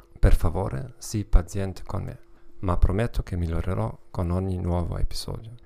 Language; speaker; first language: Italian; non-native, learner; German